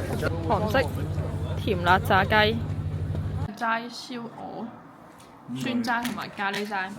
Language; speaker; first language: Cantonese; native; Cantonese